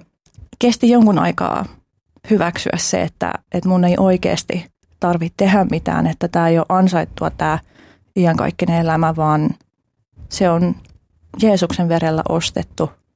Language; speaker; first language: Finnish; early bilingual, other home language; Albanian